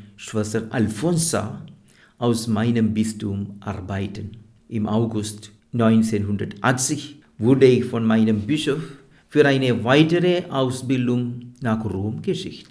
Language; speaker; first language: German; non-native, fluent; Malayalam